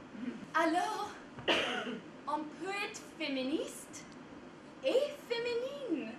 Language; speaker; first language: French; non-native, fluent; English